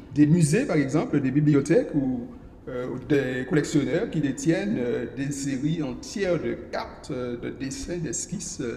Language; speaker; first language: French; native; French